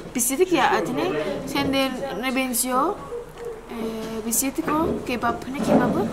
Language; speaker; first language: Turkish; non-native, learner; Indonesian